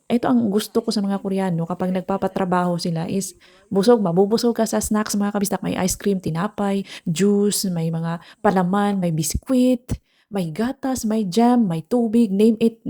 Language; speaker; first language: Filipino; non-native, local second language; Cebuano